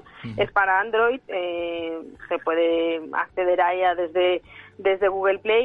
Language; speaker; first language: Spanish; native; Spanish